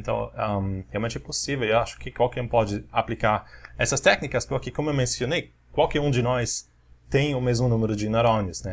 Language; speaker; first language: Portuguese; non-native, fluent; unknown